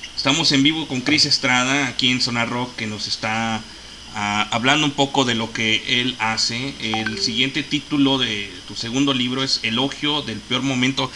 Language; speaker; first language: Spanish; native; Spanish